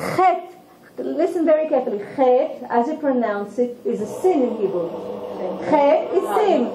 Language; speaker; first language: English; non-native, fluent; Hebrew